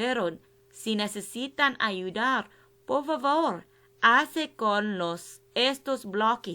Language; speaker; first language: Spanish; non-native, learner; English